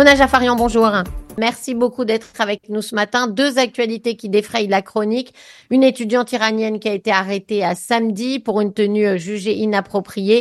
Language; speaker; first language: French; native; French